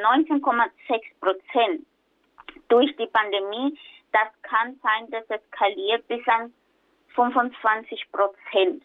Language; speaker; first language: German; non-native, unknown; Spanish